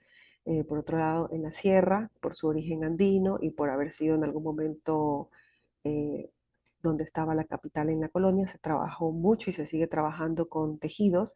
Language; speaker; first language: Spanish; native; Spanish